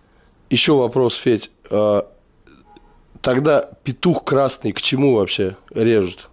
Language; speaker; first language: Russian; native; Russian